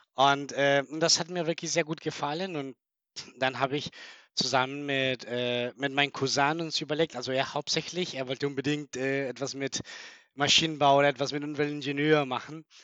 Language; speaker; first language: German; non-native, fluent; Spanish